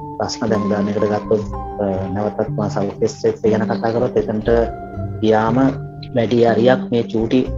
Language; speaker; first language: Sinhala; non-native, local second language; Tamil